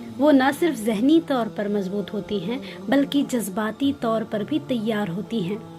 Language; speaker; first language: Urdu; native; Urdu